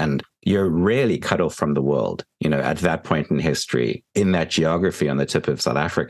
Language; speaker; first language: English; native; English